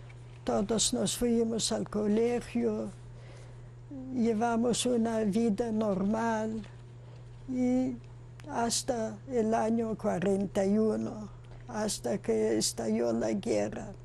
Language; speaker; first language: Spanish; non-native, fluent; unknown